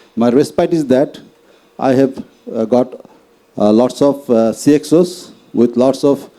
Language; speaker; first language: English; non-native, local second language; Bangla